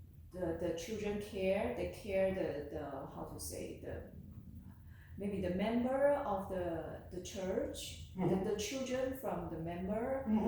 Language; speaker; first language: English; non-native, learner; Chinese